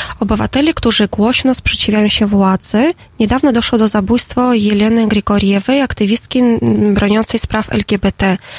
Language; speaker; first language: Polish; non-native, fluent; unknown